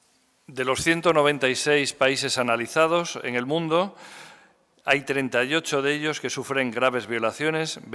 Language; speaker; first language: Spanish; native; Spanish